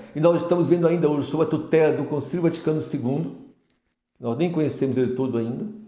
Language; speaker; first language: Portuguese; native; Portuguese